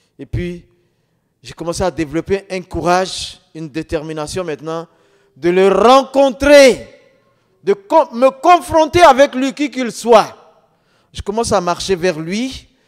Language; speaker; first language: French; non-native, local second language; Dyula